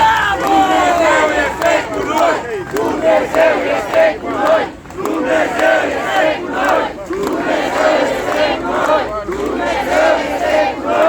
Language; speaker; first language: Romanian; native; Romanian